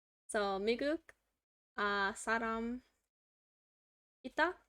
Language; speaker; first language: Korean; non-native, learner; English